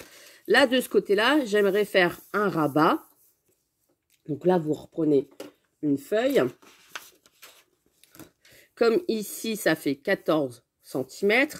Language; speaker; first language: French; native; French